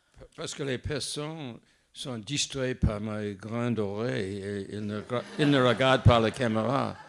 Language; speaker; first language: French; non-native, fluent; English